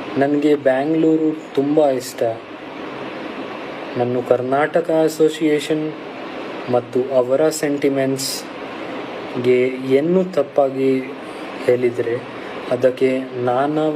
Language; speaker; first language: Kannada; non-native, local second language; Hindi